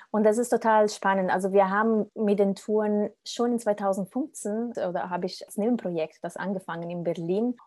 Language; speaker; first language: German; non-native, fluent; Italian